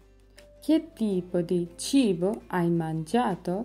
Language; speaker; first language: Italian; non-native, learner; Bangla